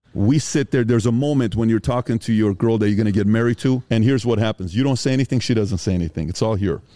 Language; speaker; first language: English; early bilingual, other home language; Persian